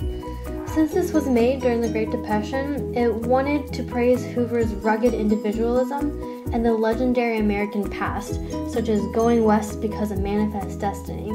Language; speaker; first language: English; native; English